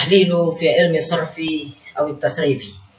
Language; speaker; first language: Arabic; non-native, fluent; Indonesian